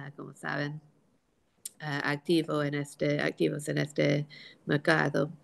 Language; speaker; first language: Spanish; non-native, fluent; English